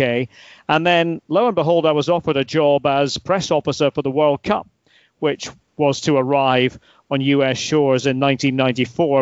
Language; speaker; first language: English; native; English